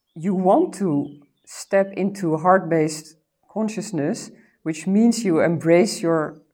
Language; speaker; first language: English; non-native, fluent; Dutch